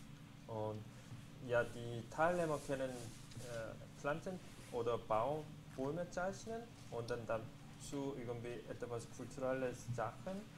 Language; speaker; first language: German; non-native, fluent; Korean